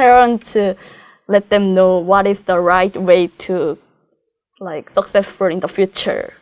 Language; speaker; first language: English; non-native, learner; Korean